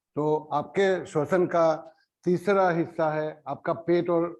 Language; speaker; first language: Hindi; non-native, local second language; Gujarati